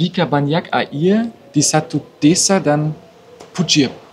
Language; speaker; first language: Indonesian; non-native, learner; German